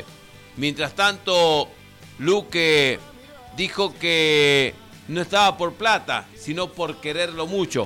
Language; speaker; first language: Spanish; native; Spanish